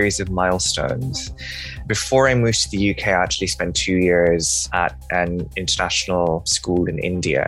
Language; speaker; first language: English; non-native, local second language; Bangla